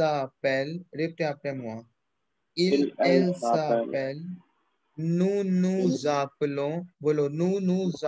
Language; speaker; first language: French; non-native, fluent; Hindi